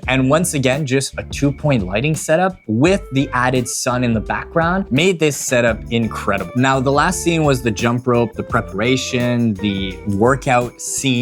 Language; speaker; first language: English; native; English